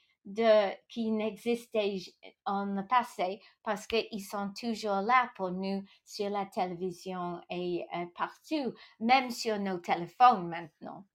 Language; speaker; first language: French; non-native, local second language; English